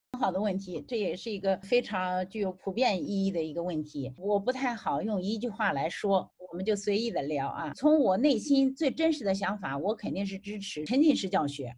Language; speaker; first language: Chinese; native; Chinese